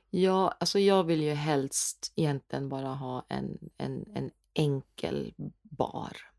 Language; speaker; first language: Swedish; non-native, fluent; German